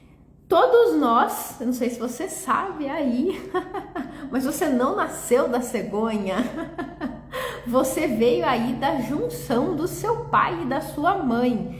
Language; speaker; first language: Portuguese; native; Portuguese